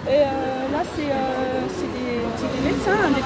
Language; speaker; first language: French; native; French